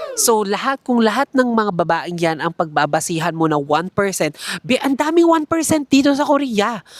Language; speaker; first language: Filipino; native; Filipino